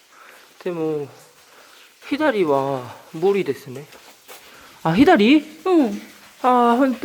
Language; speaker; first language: Japanese; non-native, learner; Korean